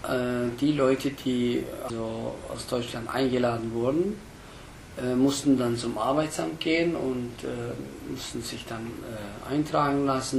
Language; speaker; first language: German; early bilingual, other home language; Turkish